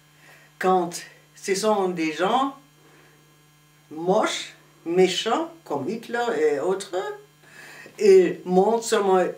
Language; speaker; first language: French; non-native, fluent; German